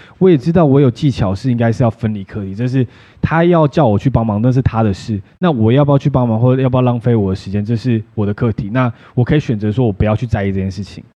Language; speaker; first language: Chinese; native; Chinese